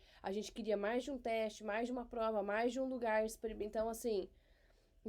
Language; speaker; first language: Portuguese; native; Portuguese